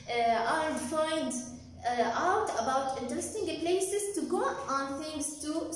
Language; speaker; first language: English; non-native, fluent; Arabic